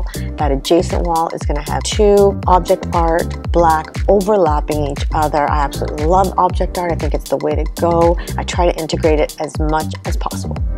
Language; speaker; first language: English; native; English